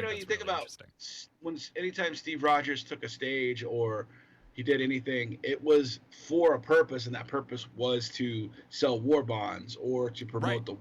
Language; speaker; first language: English; native; English